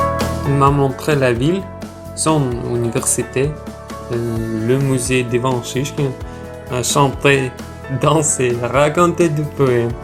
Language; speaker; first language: French; non-native, fluent; Russian